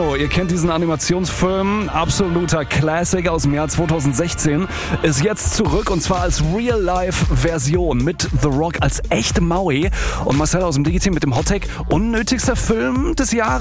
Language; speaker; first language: German; native; German